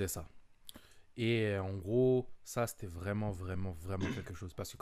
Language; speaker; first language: French; native; French